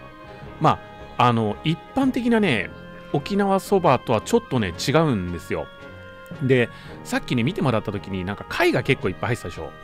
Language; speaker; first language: Japanese; native; Japanese